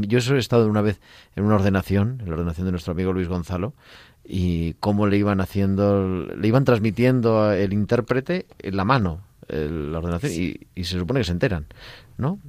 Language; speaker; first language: Spanish; native; Spanish